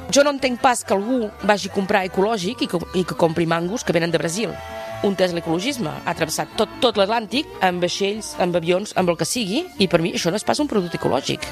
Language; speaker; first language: Catalan; non-native, local second language; French